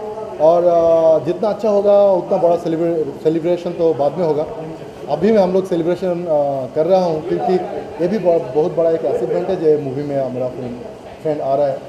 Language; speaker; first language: Hindi; non-native, local second language; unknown